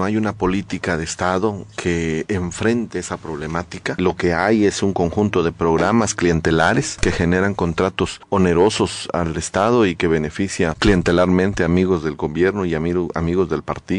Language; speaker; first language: Spanish; native; Spanish